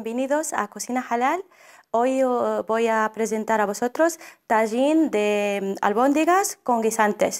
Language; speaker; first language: Spanish; non-native, fluent; Arabic